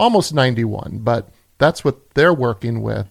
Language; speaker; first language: English; native; English